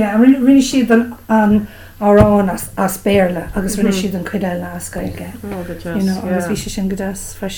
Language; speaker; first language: Irish; non-native, local second language; English